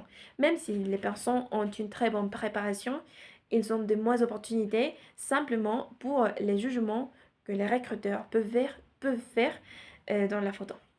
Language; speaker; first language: French; non-native, learner; Spanish